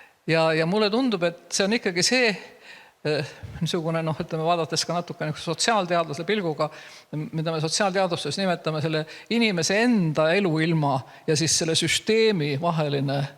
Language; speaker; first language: Estonian; native; Estonian